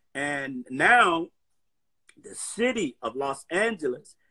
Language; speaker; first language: English; native; English